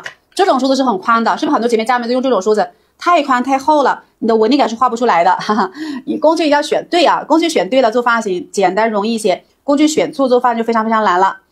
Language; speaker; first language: Chinese; native; Chinese